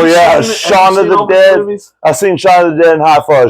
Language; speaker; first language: English; native; English